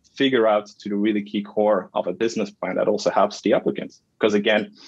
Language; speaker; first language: English; non-native, fluent; Dutch